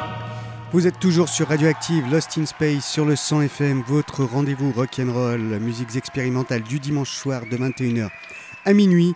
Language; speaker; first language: French; native; French